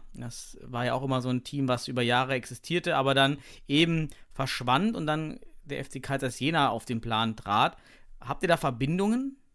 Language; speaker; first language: German; native; German